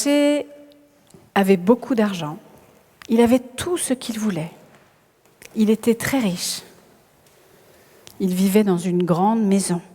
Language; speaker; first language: French; native; French